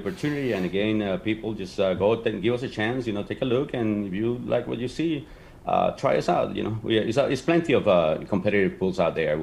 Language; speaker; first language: English; non-native, fluent; Spanish